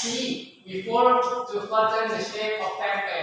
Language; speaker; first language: English; non-native, learner; Indonesian